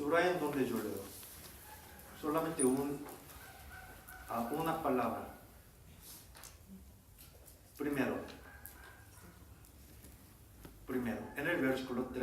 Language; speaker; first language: Spanish; non-native, learner; Korean